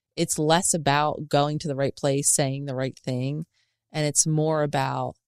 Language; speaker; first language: English; native; English